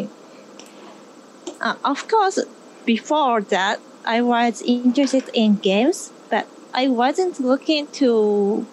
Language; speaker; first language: English; non-native, learner; Japanese